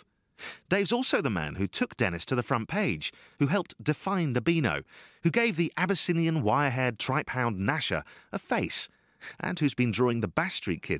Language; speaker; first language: English; native; English